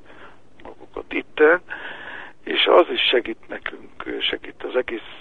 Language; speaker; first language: Hungarian; early bilingual, heritage; Hebrew